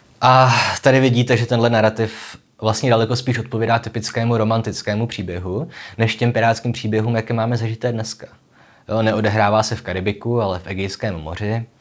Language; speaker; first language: Czech; native; Czech